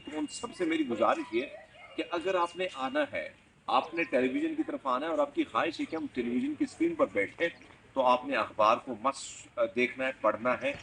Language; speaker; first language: Urdu; non-native, local second language; Pashto